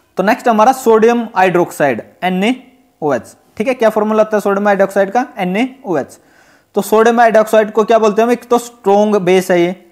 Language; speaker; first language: Hindi; native; Hindi